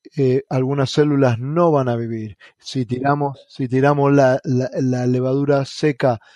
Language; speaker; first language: Spanish; native; Spanish